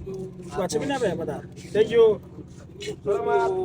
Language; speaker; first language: Filipino; non-native, learner; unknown